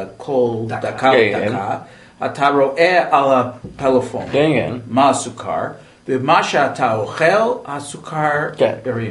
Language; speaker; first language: Hebrew; non-native, fluent; English